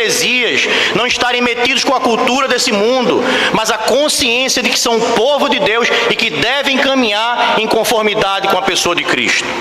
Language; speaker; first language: Portuguese; native; Portuguese